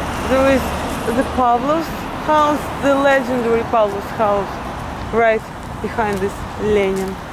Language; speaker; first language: English; non-native, fluent; Russian